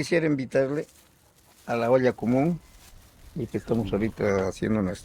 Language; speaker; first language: Spanish; native; Spanish